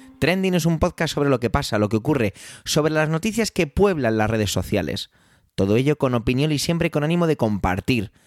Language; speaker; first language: Spanish; early bilingual, other home language; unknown